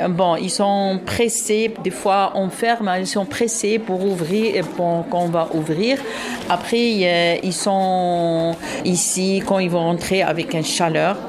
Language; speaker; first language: French; non-native, local second language; Arabic